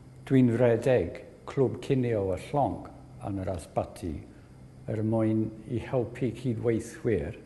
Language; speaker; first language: Welsh; non-native, learner; English